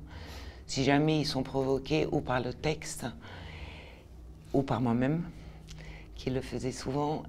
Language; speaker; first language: French; non-native, fluent; Portuguese